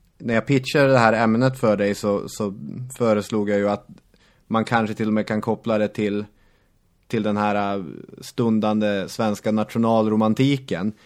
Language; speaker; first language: Swedish; native; Swedish